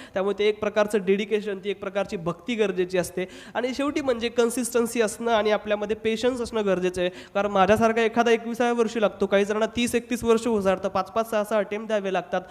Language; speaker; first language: Marathi; non-native, local second language; Hindi